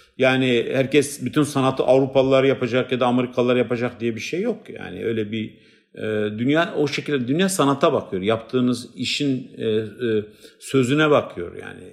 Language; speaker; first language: Turkish; non-native, local second language; Kurdish